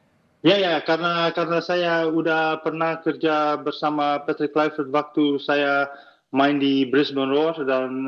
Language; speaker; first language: Indonesian; non-native, fluent; Dutch